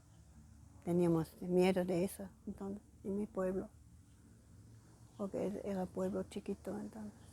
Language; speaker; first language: Spanish; non-native, fluent; German